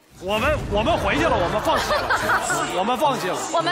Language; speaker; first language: Chinese; native; Chinese